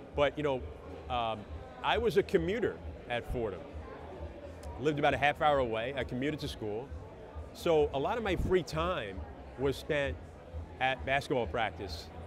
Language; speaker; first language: English; native; English